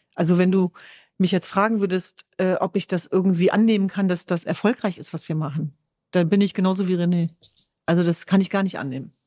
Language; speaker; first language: German; early bilingual, other home language; Kurdish